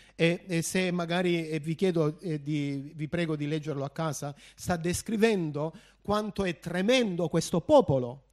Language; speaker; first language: Italian; early bilingual, heritage; Italian